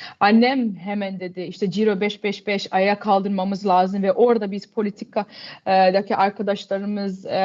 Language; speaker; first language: Turkish; early bilingual, heritage; Turkish